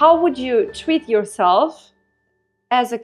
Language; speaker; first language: English; non-native, fluent; Romanian